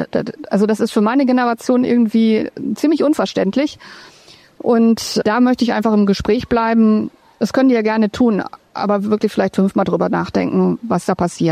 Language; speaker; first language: German; native; German